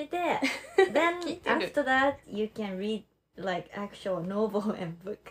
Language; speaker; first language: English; non-native, fluent; Japanese